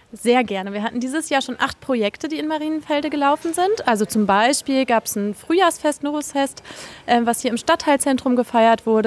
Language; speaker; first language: German; native; German